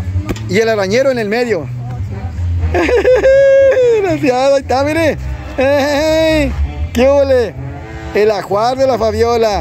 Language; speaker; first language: Spanish; native; Spanish